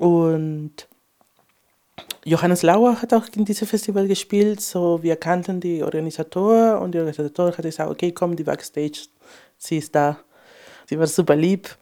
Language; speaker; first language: German; non-native, fluent; Spanish